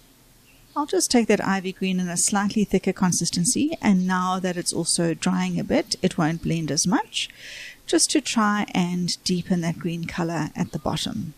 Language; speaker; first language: English; native; English